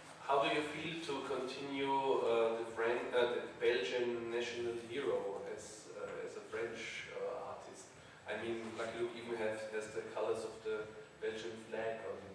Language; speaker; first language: English; non-native, fluent; German